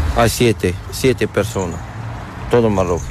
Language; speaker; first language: Spanish; non-native, learner; Arabic